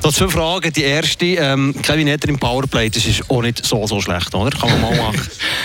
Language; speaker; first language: German; native; German